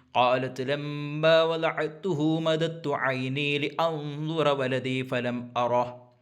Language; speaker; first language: Arabic; non-native, fluent; Malayalam